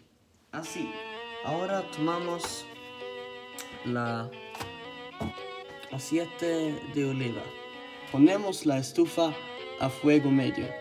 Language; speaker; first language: Spanish; non-native, learner; Swedish